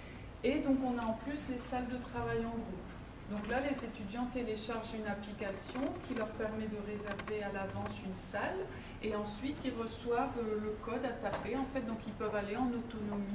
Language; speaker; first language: French; native; French